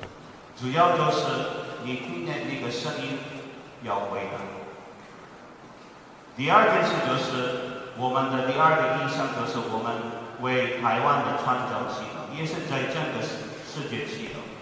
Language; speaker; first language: Chinese; non-native, fluent; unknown